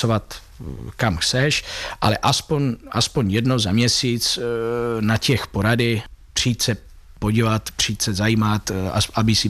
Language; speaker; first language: Czech; non-native, fluent; Italian